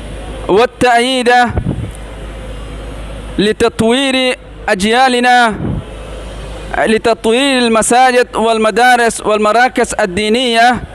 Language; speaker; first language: Arabic; non-native, learner; Rohingya